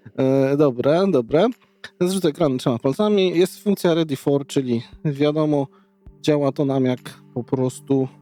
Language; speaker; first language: Polish; native; Polish